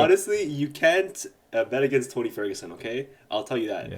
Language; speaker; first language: English; native; English